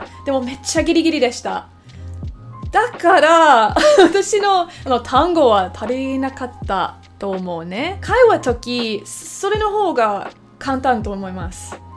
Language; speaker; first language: Japanese; non-native, learner; English